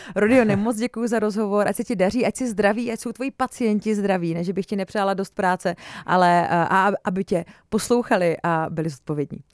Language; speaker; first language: Czech; native; Czech